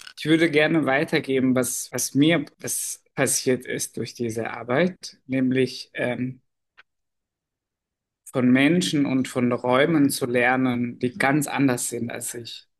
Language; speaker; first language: German; non-native, fluent; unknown